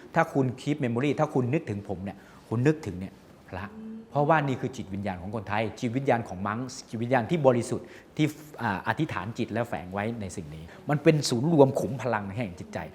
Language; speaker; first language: Thai; native; Thai